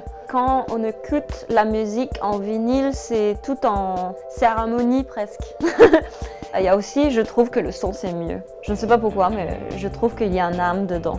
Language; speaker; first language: French; non-native, fluent; Danish